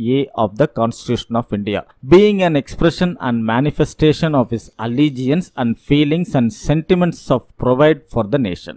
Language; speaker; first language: English; non-native, local second language; Tamil